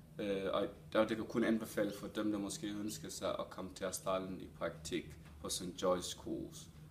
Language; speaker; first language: Danish; non-native, fluent; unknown